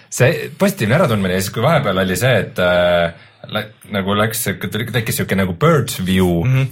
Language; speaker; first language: Estonian; native; Estonian